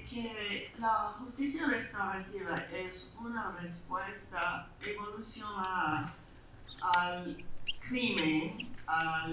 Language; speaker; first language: Spanish; non-native, fluent; English